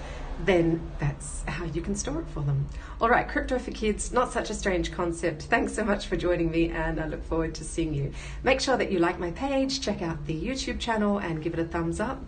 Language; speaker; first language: English; native; English